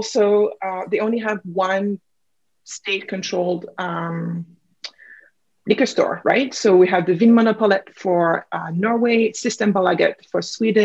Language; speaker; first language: English; non-native, fluent; French